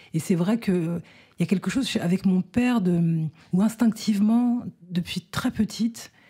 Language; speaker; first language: French; native; French